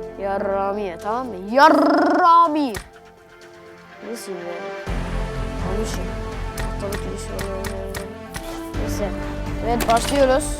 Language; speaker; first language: Turkish; native; Turkish